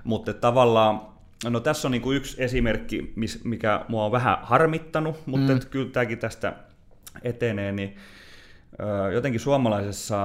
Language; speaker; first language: Finnish; native; Finnish